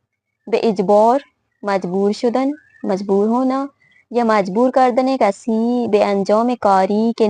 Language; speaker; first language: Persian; non-native, fluent; Urdu